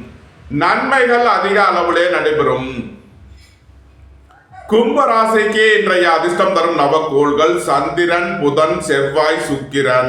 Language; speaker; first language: Tamil; native; Tamil